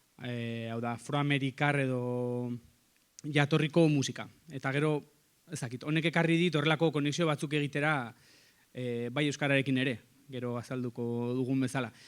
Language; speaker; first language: Basque; native; Basque